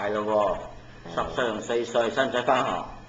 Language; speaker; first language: Cantonese; native; Cantonese